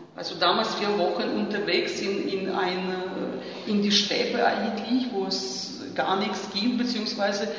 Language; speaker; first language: German; non-native, fluent; Ukrainian